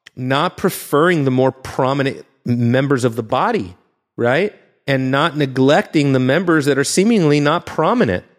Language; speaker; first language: English; native; English